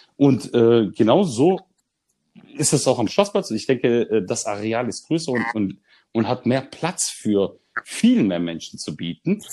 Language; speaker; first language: German; early bilingual, other home language; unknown